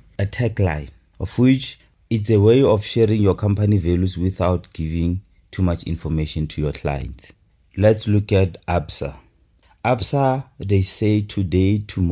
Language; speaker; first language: English; non-native, local second language; Tswana